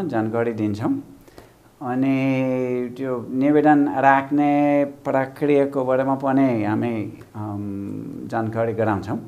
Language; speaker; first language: Nepali; non-native, fluent; English